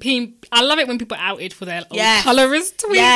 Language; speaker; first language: English; native; English